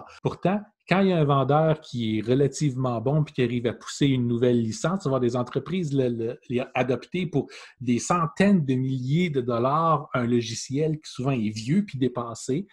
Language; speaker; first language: French; native; French